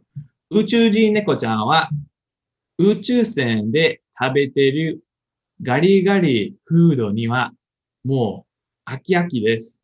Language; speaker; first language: Japanese; non-native, learner; English